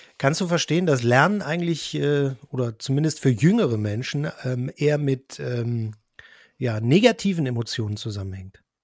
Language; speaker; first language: German; native; German